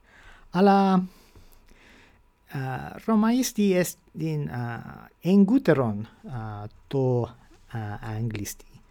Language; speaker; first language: Greek; non-native, fluent; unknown